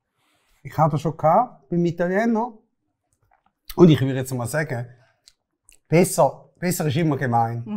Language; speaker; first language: German; native; German